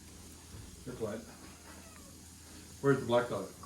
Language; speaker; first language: English; native; English